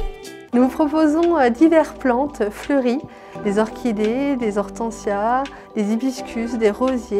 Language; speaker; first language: French; native; French